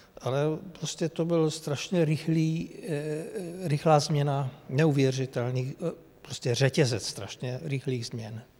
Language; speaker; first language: Czech; non-native, fluent; Hungarian